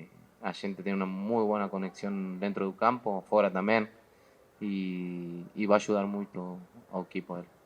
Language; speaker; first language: Portuguese; non-native, learner; Spanish